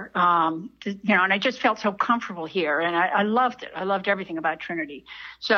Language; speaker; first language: English; native; English